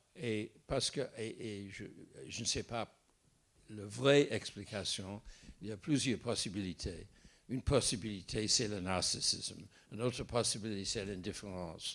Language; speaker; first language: French; non-native, fluent; English